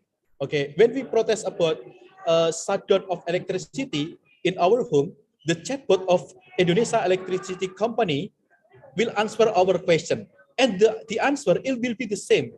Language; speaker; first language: English; non-native, learner; Indonesian